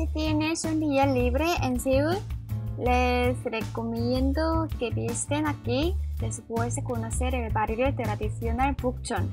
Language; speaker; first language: Spanish; non-native, learner; Korean